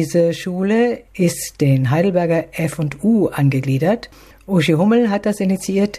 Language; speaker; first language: German; native; German